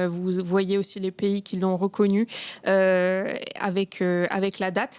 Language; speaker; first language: French; native; French